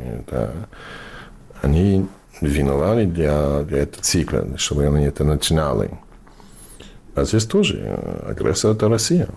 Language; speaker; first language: Russian; non-native, fluent; English